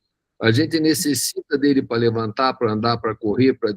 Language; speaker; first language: Portuguese; native; Portuguese